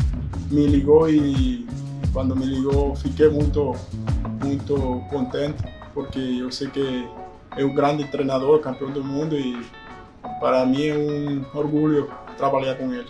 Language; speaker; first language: Portuguese; non-native, fluent; Spanish